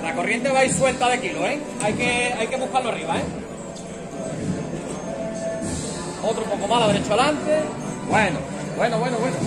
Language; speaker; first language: Spanish; native; Spanish